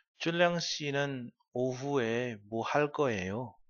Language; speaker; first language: Korean; non-native, learner; Vietnamese